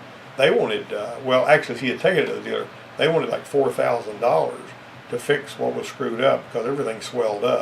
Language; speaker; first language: English; native; English